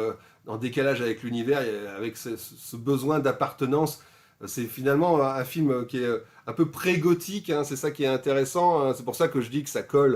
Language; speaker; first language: French; native; French